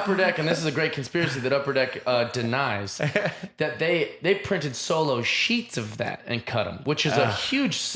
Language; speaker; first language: English; native; English